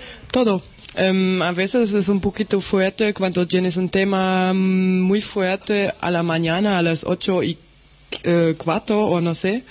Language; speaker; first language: Spanish; non-native, learner; German